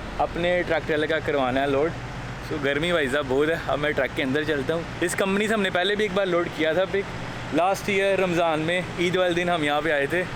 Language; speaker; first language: Urdu; non-native, local second language; Punjabi